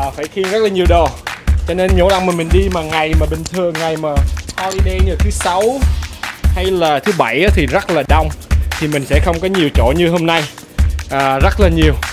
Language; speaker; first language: Vietnamese; native; Vietnamese